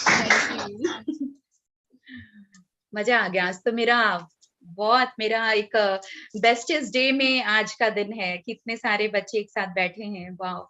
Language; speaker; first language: Hindi; native; Hindi